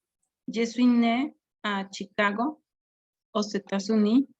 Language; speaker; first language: French; non-native, learner; Spanish